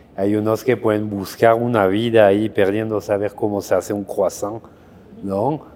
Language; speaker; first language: Spanish; non-native, fluent; French